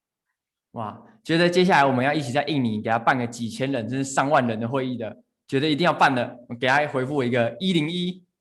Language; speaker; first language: Chinese; native; Chinese